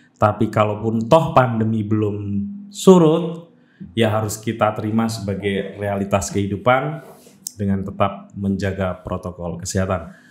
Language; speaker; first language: Indonesian; native; Indonesian